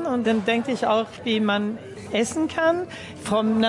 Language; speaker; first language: German; early bilingual, heritage; German